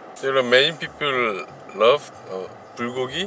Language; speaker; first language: English; non-native, learner; Korean